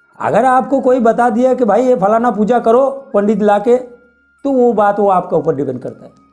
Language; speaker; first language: Hindi; non-native, local second language; Bangla